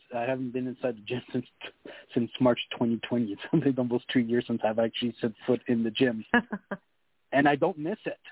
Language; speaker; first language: English; non-native, fluent; French